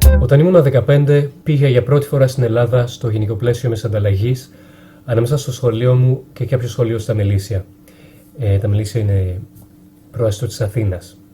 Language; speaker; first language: Greek; non-native, fluent; French